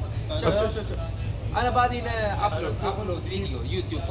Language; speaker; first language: Arabic; non-native, learner; Punjabi